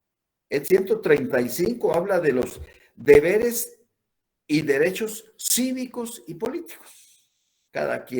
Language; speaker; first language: Spanish; native; Spanish